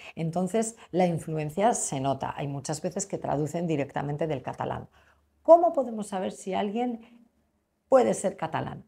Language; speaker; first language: Spanish; native; Spanish